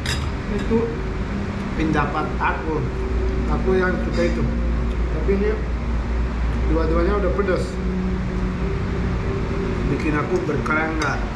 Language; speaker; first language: Indonesian; non-native, learner; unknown